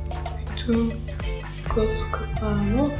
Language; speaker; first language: Turkish; non-native, fluent; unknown